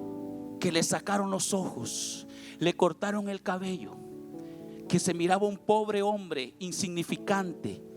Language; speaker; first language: Spanish; native; Spanish